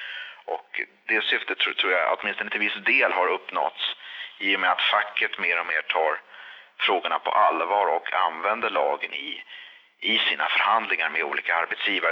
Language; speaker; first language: Swedish; native; Swedish